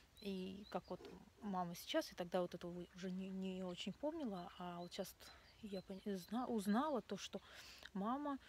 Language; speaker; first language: Russian; native; Russian